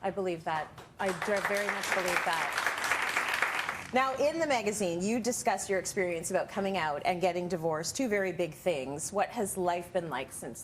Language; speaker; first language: English; native; English